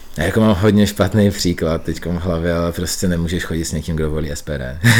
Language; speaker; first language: Czech; early bilingual, other home language; Russian